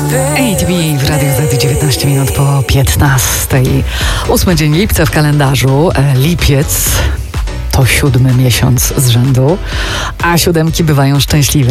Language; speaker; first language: Polish; native; Polish